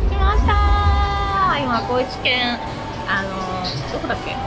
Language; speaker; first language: Japanese; non-native, fluent; Italian